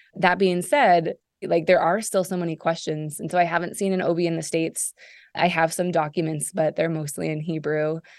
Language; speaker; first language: English; native; English